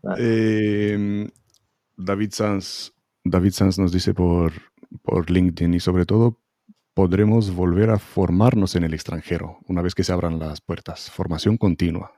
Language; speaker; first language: Spanish; non-native, fluent; Hebrew